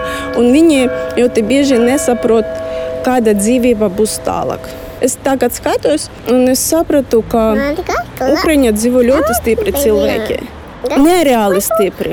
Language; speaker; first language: Latvian; non-native, learner; Russian